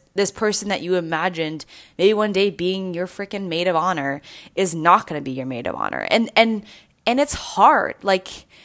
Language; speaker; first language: English; native; English